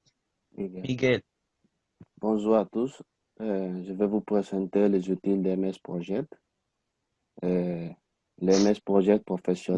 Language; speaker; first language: French; non-native, learner; Arabic